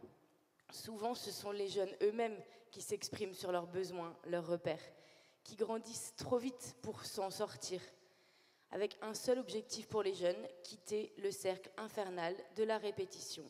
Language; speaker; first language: French; native; French